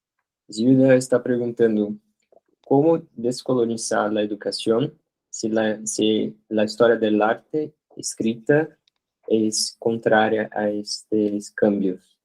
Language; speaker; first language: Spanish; non-native, fluent; Portuguese